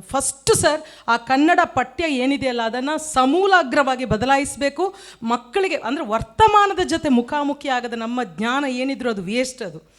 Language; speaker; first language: Kannada; non-native, local second language; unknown